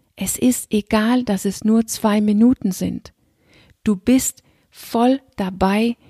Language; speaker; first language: German; non-native, fluent; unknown